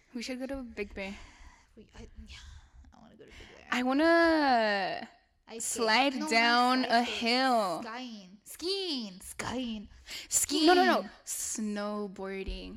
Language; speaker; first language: English; non-native, fluent; Spanish